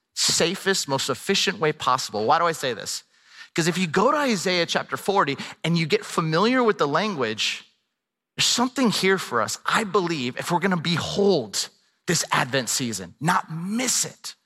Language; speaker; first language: English; native; English